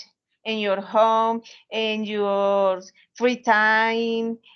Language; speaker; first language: English; non-native, learner; Spanish